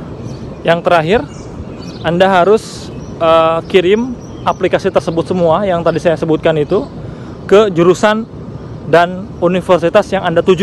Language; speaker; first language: Indonesian; non-native, local second language; Sundanese